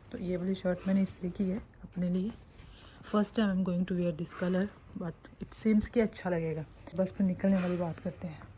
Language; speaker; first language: Urdu; native; Urdu